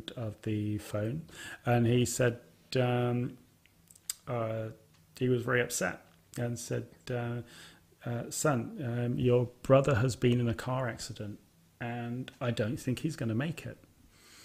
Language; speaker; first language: English; native; English